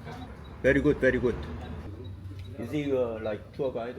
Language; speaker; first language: English; non-native, learner; Korean